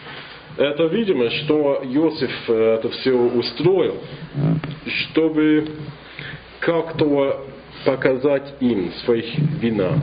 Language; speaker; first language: Russian; non-native, fluent; English